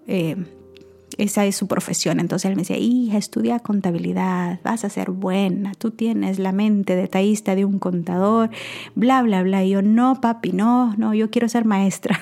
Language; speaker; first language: Spanish; native; Spanish